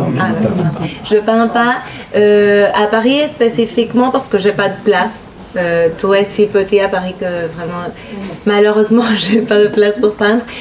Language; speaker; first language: French; non-native, fluent; Spanish